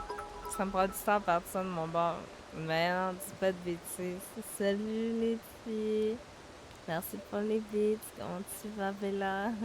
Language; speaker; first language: French; native; French